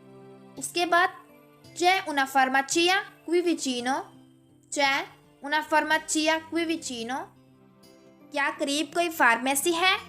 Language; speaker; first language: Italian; non-native, fluent; Urdu